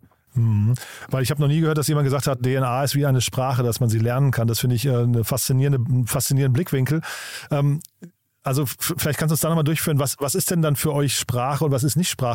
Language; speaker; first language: German; native; German